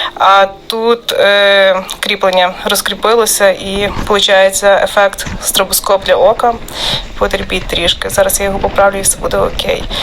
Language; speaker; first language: Ukrainian; native; Ukrainian